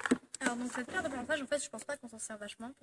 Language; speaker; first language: French; native; French